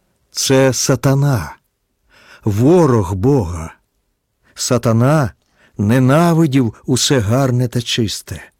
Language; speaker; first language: Ukrainian; native; Ukrainian